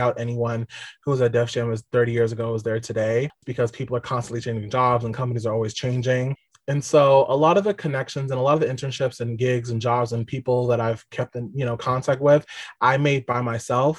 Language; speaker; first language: English; native; English